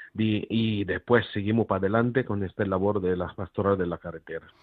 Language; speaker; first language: Spanish; non-native, fluent; Filipino